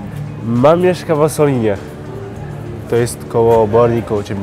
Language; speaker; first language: Polish; early bilingual, heritage; French